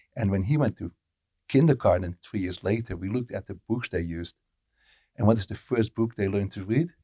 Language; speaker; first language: English; non-native, fluent; Dutch